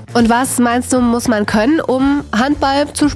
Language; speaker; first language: German; native; German